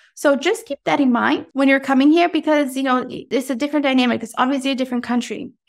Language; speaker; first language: English; non-native, fluent; Portuguese